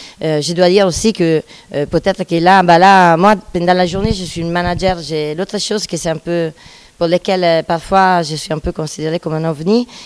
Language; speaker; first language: French; non-native, fluent; Italian